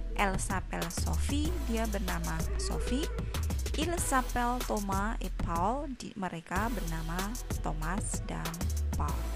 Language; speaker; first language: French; non-native, learner; Indonesian